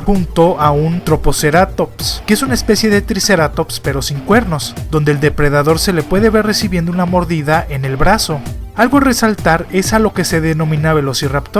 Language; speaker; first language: Spanish; native; Spanish